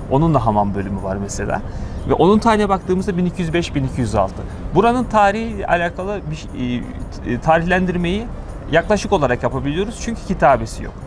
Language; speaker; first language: Turkish; native; Turkish